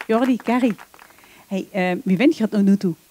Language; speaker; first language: Dutch; native; Dutch